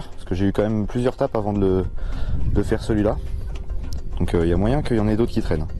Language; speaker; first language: French; native; French